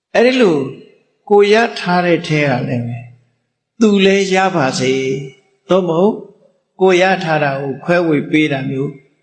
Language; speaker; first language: Burmese; native; Burmese